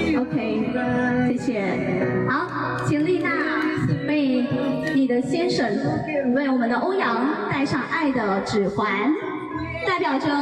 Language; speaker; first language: Chinese; native; Chinese